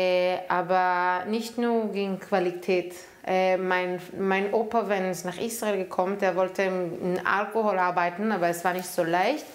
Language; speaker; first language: German; non-native, fluent; Hebrew